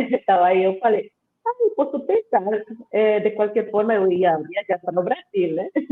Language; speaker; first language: Portuguese; non-native, fluent; Spanish